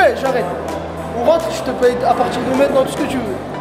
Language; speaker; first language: French; native; French